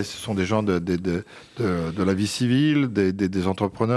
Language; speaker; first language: French; native; French